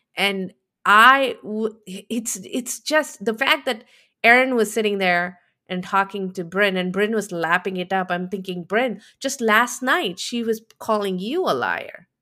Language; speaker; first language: English; native; English